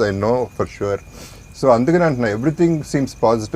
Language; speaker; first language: English; non-native, local second language; Telugu